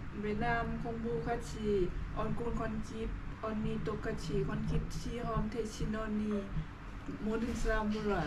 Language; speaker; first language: Korean; non-native, learner; Lao